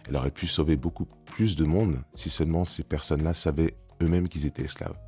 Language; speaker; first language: French; native; French